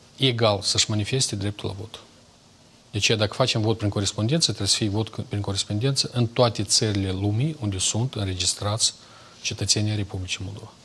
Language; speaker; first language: Romanian; native; Romanian